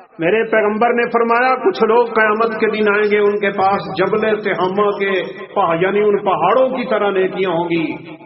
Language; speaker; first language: Urdu; non-native, local second language; Punjabi